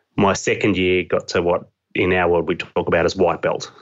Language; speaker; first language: English; native; English